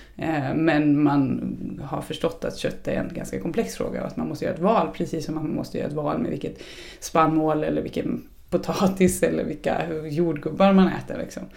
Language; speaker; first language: Swedish; native; Swedish